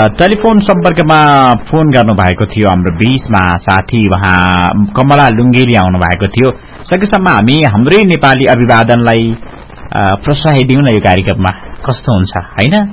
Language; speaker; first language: Nepali; non-native, local second language; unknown